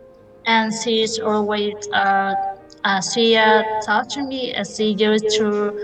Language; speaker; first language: English; non-native, learner; Vietnamese